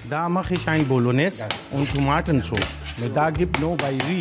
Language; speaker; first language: German; non-native, learner; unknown